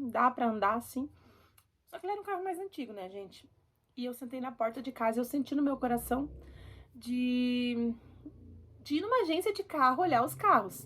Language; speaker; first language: Portuguese; native; Portuguese